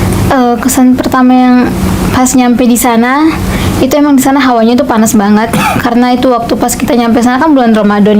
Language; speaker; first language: Indonesian; native; Indonesian